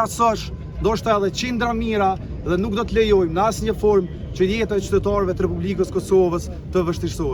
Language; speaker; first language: Albanian; native; Albanian